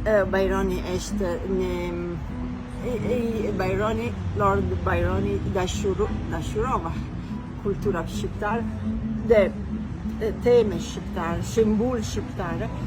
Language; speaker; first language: Albanian; non-native, learner; Italian